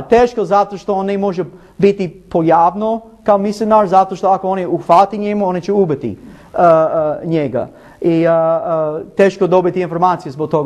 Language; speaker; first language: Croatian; non-native, learner; English